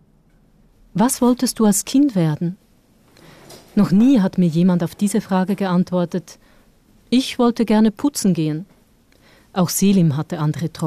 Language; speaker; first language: German; native; German